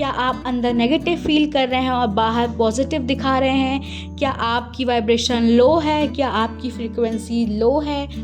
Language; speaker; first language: Hindi; native; Hindi